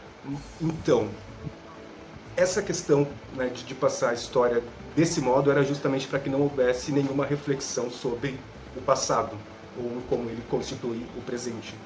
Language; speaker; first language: Portuguese; native; Portuguese